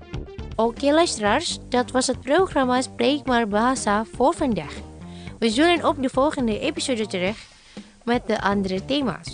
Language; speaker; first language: Dutch; non-native, fluent; Indonesian